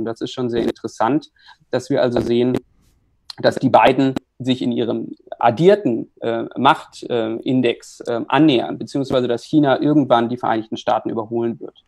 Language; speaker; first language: German; native; German